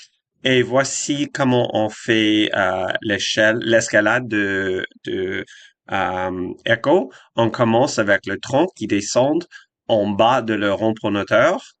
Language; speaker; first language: French; non-native, fluent; English